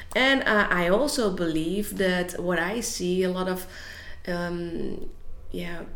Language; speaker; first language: English; non-native, fluent; Dutch